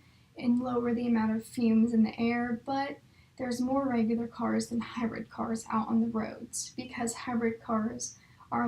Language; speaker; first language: English; native; English